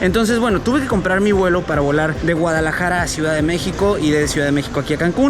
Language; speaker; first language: Spanish; native; Spanish